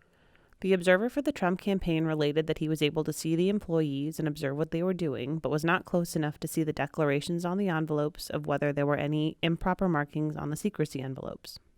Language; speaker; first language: English; native; English